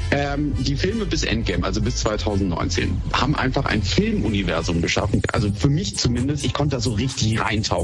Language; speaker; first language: German; native; German